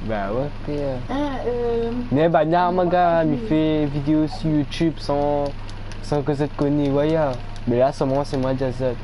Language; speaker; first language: French; non-native, local second language; Réunion Creole French